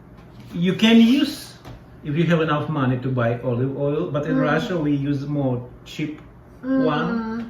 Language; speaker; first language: English; non-native, learner; Russian